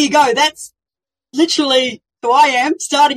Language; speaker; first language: English; native; English